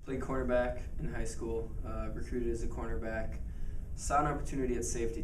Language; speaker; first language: English; native; English